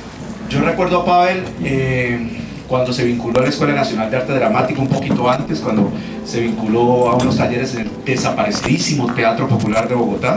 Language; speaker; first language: Spanish; native; Spanish